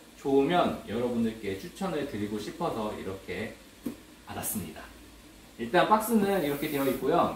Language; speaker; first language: Korean; native; Korean